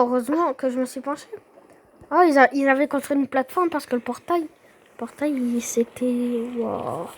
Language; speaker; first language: French; native; French